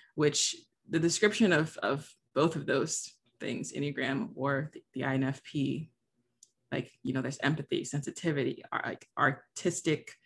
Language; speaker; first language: English; early bilingual, other home language; Haitian Creole